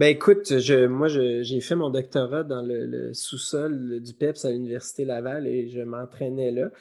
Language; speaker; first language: French; native; French